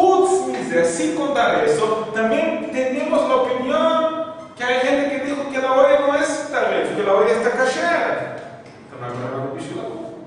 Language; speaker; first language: Spanish; non-native, fluent; Portuguese